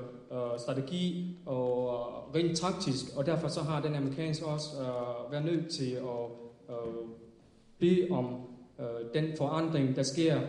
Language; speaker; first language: Danish; non-native, fluent; Vietnamese